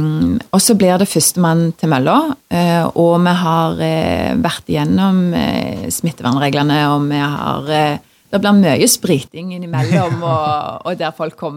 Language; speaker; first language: Norwegian; native; Norwegian